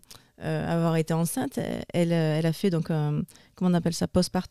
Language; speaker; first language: French; native; French